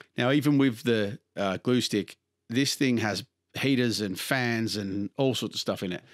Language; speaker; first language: English; native; English